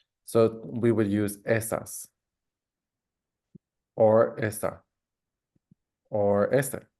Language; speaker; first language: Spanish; non-native, fluent; English